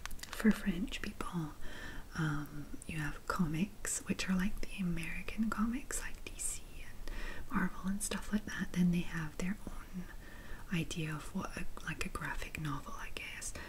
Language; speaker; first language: English; native; English